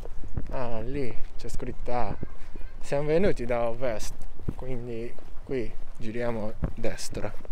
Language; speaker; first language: Italian; non-native, learner; Japanese